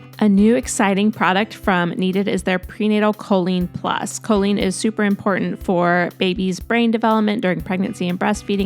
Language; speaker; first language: English; native; English